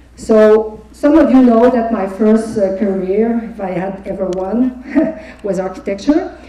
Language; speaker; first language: English; non-native, fluent; French